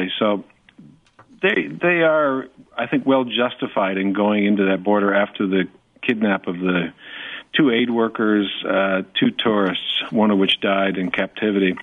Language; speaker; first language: English; native; English